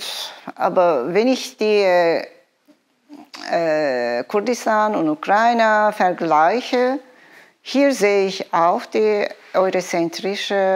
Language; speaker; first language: German; non-native, fluent; Turkish